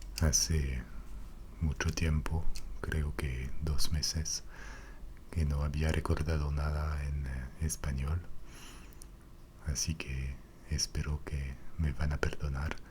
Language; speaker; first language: Spanish; non-native, fluent; French